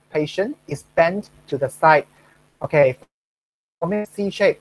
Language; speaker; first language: English; non-native, local second language; Chinese